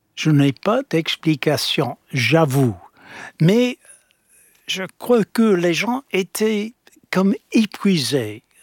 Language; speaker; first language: French; non-native, fluent; English